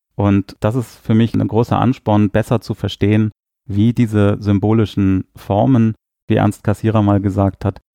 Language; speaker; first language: German; native; German